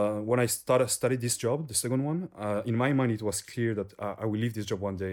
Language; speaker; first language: English; non-native, fluent; French